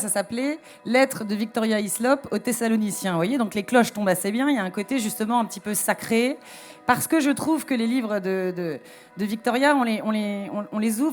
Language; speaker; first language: French; native; French